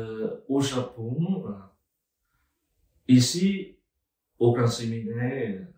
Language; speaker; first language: French; non-native, fluent; Vietnamese